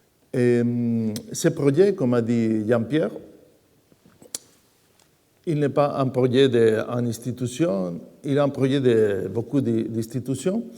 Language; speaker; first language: French; non-native, fluent; Spanish